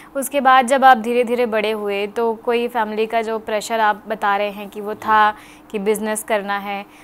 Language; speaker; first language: Hindi; native; Hindi